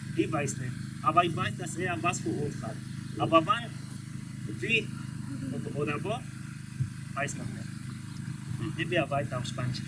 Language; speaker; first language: German; non-native, learner; Spanish